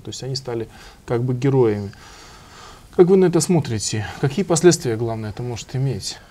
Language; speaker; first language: Russian; native; Russian